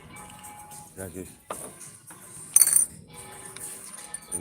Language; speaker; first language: Spanish; non-native, learner; English